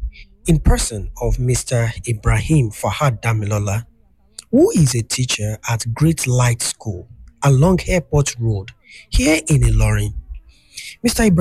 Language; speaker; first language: English; non-native, local second language; Yoruba